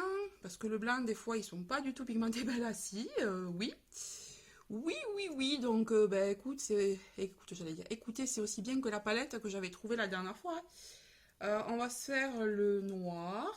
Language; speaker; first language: French; native; French